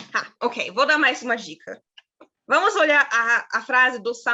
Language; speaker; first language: Portuguese; non-native, fluent; German